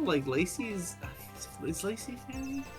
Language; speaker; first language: English; native; English